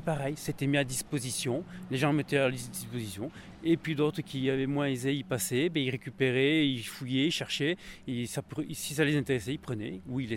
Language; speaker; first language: French; native; French